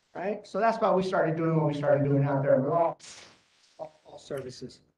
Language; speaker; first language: English; native; English